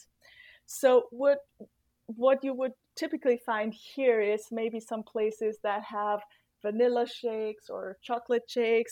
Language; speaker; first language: English; non-native, fluent; German